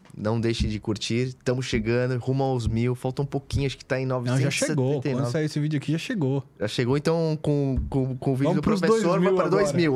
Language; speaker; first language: Portuguese; native; Portuguese